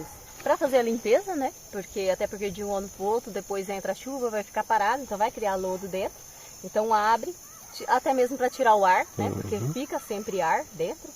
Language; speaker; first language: Portuguese; native; Portuguese